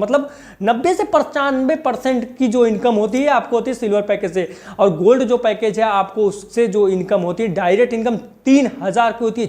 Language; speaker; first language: Hindi; native; Hindi